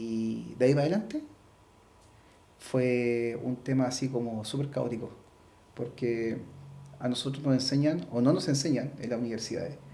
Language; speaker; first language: Spanish; native; Spanish